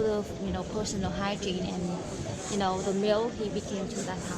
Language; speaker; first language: English; non-native, learner; Vietnamese